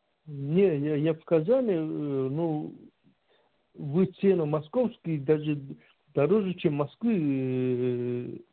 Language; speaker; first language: Russian; non-native, learner; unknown